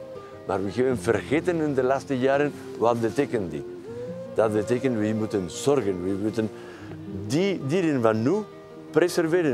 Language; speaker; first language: Dutch; non-native, learner; Spanish